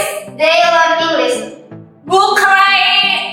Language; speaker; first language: English; non-native, learner; Indonesian